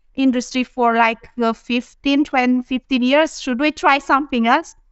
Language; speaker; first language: English; non-native, fluent; Romanian